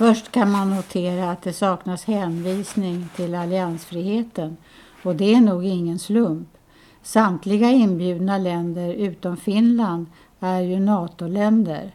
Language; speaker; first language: Swedish; native; Swedish